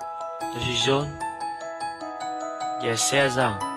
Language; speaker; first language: French; non-native, learner; Vietnamese